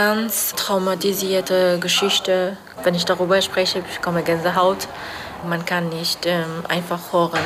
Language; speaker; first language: German; non-native, learner; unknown